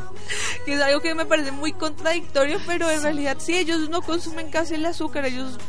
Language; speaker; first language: Spanish; native; Spanish